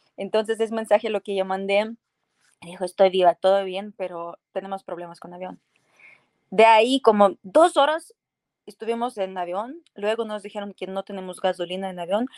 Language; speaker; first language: Spanish; non-native, fluent; Ukrainian